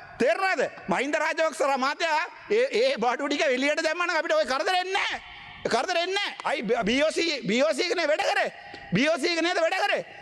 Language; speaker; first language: Sinhala; non-native, local second language; Tamil